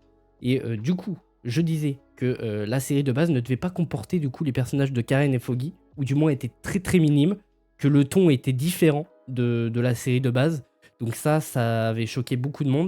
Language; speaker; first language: French; native; French